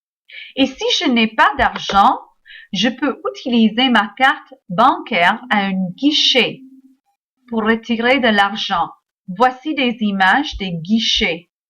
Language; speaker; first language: French; non-native, fluent; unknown